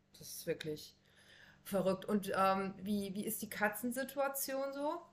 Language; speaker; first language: German; native; German